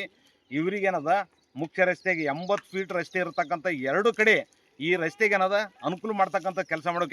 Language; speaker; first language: Kannada; native; Kannada